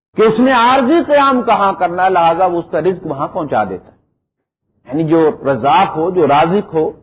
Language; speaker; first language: Urdu; non-native, local second language; Punjabi